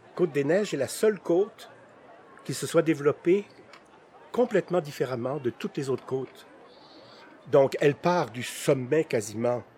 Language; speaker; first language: French; native; French